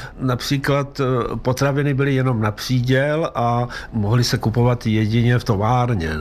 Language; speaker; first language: Czech; early bilingual, other home language; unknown